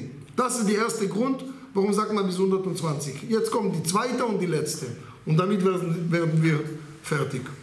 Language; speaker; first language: German; non-native, learner; Hebrew